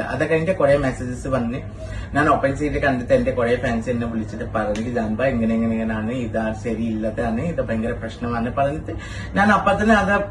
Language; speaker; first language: Malayalam; non-native, fluent; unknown